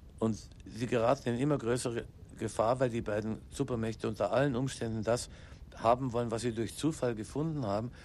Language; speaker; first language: German; non-native, local second language; English